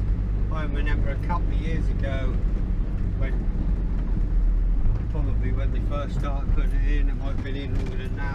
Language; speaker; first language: English; native; English